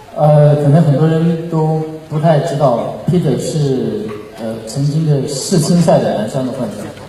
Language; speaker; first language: Chinese; native; Chinese